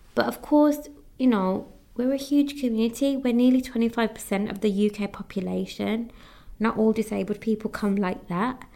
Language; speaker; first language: English; native; English